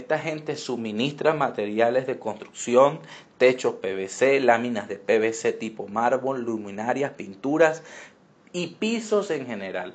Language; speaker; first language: Spanish; native; Spanish